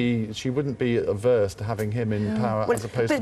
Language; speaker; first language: English; native; English